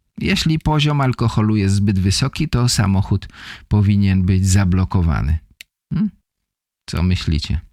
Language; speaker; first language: Polish; native; Polish